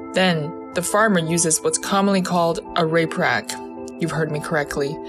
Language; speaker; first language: English; early bilingual, other home language; Chinese